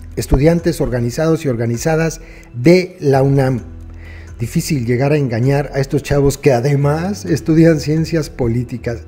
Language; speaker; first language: Spanish; native; Spanish